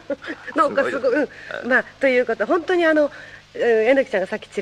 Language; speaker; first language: Japanese; native; Japanese